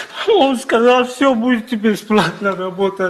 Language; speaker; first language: Russian; non-native, learner; Tajik